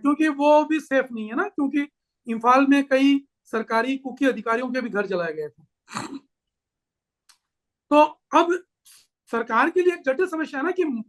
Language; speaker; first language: Hindi; native; Hindi